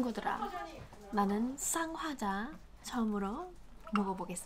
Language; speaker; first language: Korean; non-native, learner; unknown